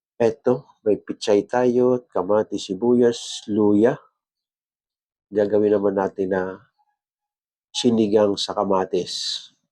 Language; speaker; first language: Filipino; non-native, local second language; Bikol